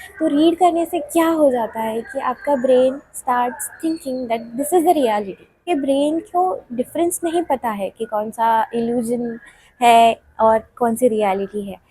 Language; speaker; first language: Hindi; non-native, local second language; Marathi